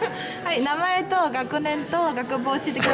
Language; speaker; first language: Japanese; native; Japanese